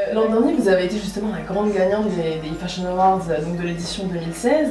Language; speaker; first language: French; native; French